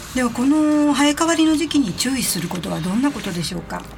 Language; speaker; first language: Japanese; native; Japanese